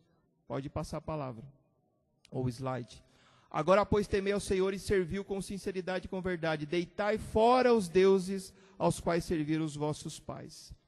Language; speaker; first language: Portuguese; native; Portuguese